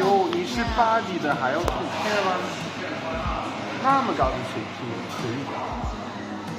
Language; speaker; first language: Chinese; non-native, fluent; English